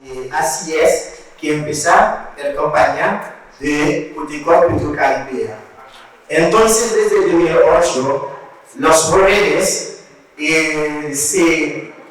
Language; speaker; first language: Spanish; non-native, learner; Haitian Creole